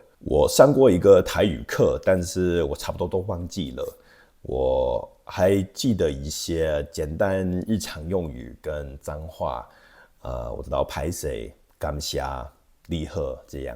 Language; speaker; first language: Chinese; non-native, fluent; English